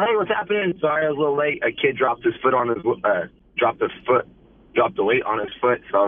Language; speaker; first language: English; native; English